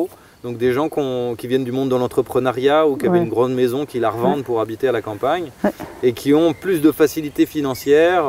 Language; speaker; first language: French; native; French